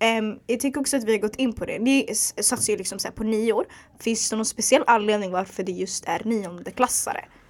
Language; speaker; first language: Swedish; early bilingual, other home language; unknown